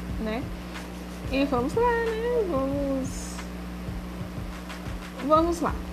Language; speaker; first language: Portuguese; native; Portuguese